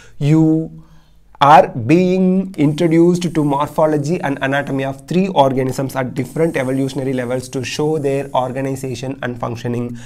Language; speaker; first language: English; non-native, local second language; Tamil